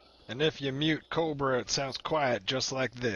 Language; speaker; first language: English; native; English